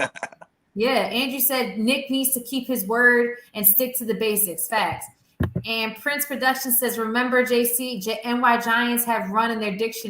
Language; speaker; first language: English; native; English